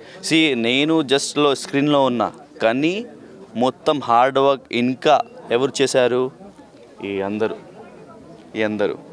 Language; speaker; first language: Telugu; non-native, learner; Hindi